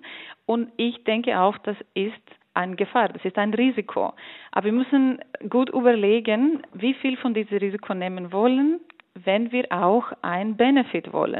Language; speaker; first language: German; non-native, fluent; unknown